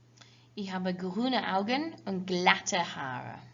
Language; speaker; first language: German; non-native, fluent; English